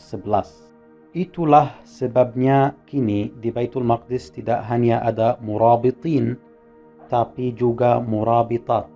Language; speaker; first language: Indonesian; non-native, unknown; Arabic